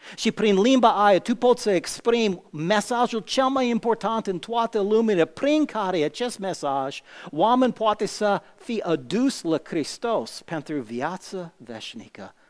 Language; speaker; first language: Romanian; non-native, fluent; English